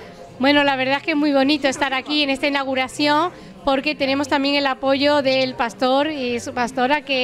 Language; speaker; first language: Spanish; native; Spanish